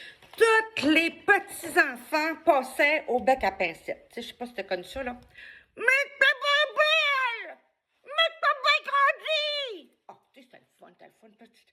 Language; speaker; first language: French; native; French